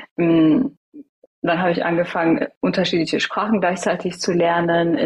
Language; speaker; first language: German; early bilingual, other home language; Persian